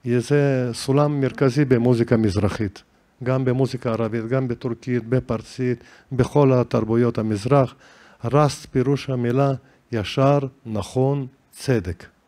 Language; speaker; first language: Hebrew; non-native, fluent; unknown